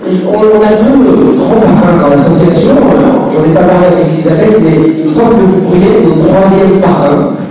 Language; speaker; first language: French; native; French